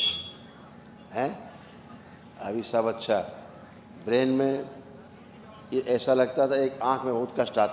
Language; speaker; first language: Hindi; native; Hindi